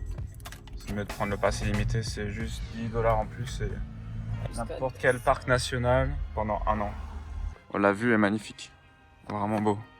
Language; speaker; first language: French; native; French